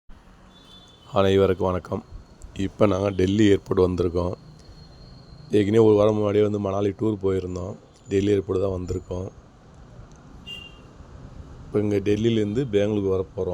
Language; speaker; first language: Tamil; native; Tamil